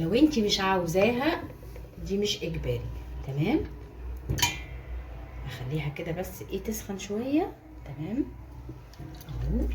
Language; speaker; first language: Arabic; native; Arabic